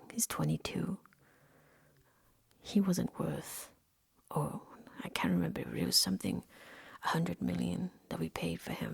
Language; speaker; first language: English; non-native, local second language; Welsh